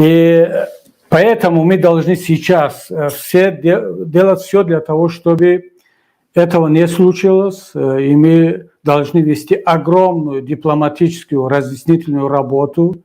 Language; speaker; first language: Russian; non-native, local second language; Tajik